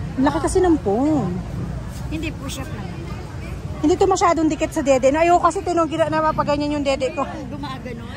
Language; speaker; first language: Filipino; native; Filipino